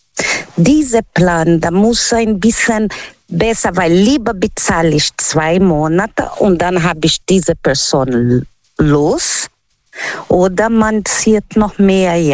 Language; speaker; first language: German; non-native, learner; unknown